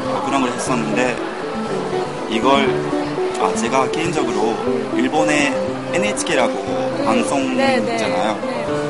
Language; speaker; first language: Korean; non-native, fluent; Japanese